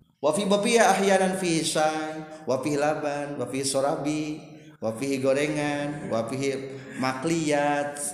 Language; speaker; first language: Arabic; non-native, fluent; Indonesian